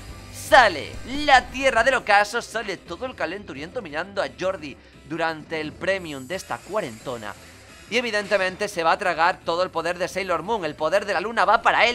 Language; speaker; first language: Spanish; native; Spanish